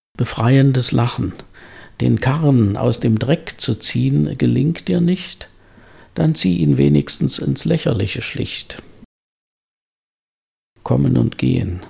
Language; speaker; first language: German; native; German